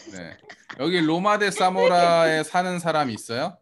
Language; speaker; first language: Korean; early bilingual, heritage; Korean